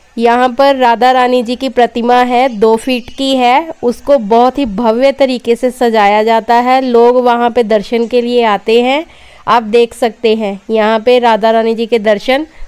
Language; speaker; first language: Hindi; native; Hindi